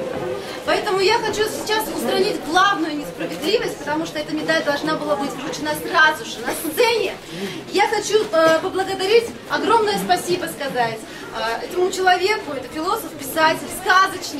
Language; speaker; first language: Russian; native; Russian